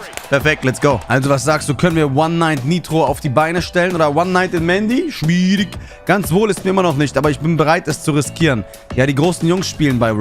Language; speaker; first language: German; native; German